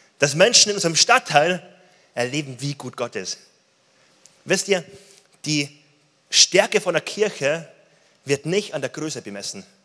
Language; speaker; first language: German; native; German